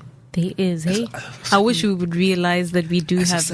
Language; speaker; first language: English; non-native, local second language; Zulu